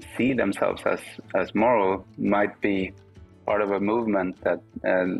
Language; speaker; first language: English; non-native, fluent; Swedish